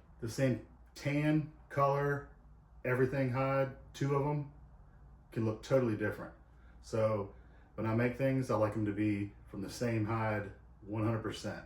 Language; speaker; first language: English; native; English